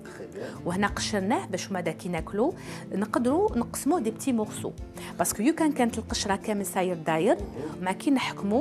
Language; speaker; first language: Arabic; native; Arabic